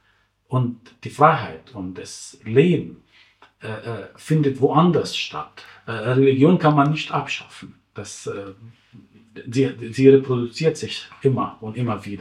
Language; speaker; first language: German; non-native, fluent; Arabic